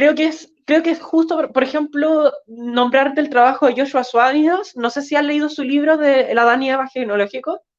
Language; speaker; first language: Spanish; native; Spanish